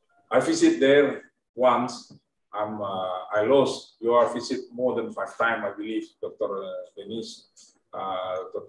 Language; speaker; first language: English; non-native, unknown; Indonesian